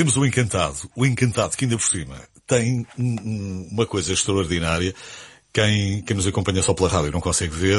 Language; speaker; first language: Portuguese; native; Portuguese